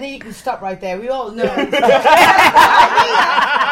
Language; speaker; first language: English; native; English